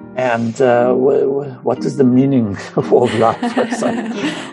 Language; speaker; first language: English; non-native, fluent; Romanian